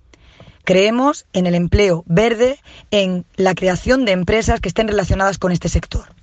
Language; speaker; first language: Spanish; native; Spanish